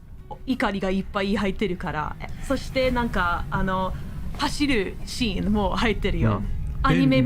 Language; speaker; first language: Japanese; non-native, learner; English